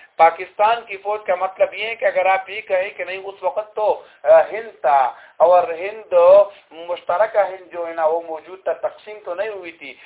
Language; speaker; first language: Urdu; non-native, local second language; Pashto